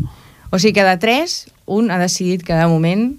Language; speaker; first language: Catalan; native; Catalan